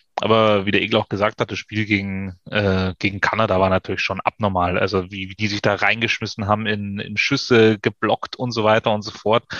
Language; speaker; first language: German; native; German